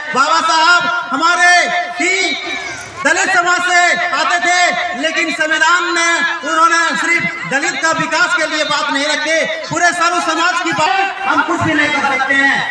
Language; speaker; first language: Hindi; native; Hindi